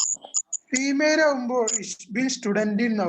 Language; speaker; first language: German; non-native, learner; Malayalam